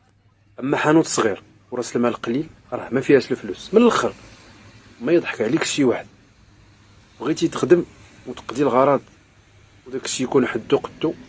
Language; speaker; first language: Arabic; native; Arabic